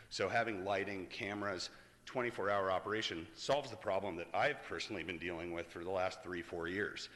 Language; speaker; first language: English; native; English